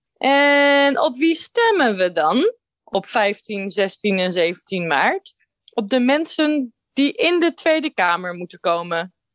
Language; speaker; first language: Dutch; native; Dutch